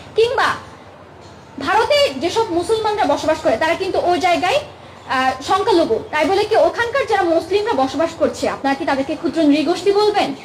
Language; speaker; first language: Bangla; non-native, local second language; Chakma